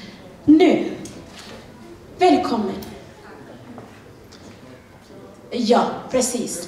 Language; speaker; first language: Swedish; non-native, learner; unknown